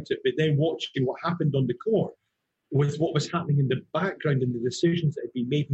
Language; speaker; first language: English; native; English